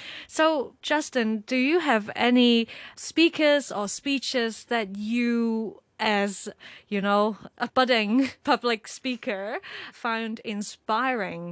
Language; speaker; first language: English; non-native, local second language; Cantonese